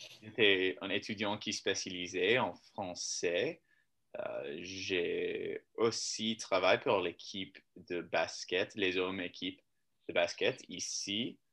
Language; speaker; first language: French; non-native, learner; English